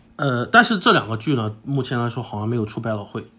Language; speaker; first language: Chinese; non-native, fluent; English